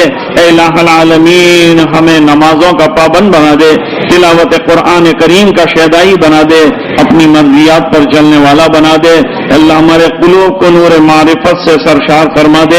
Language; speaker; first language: Urdu; native; Urdu